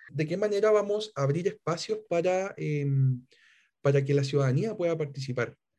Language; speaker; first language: Spanish; native; Spanish